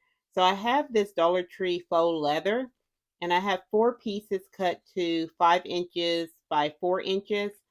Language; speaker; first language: English; native; English